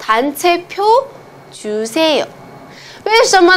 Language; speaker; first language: Korean; non-native, fluent; Chinese